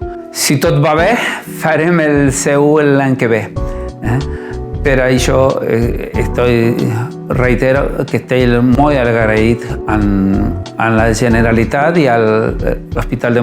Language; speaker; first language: Catalan; non-native, learner; Spanish